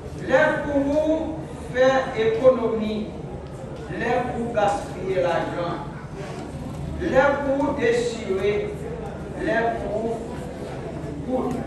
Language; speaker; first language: French; non-native, local second language; Haitian Creole